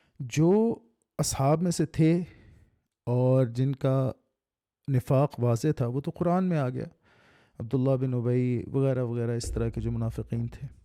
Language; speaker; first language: Urdu; native; Urdu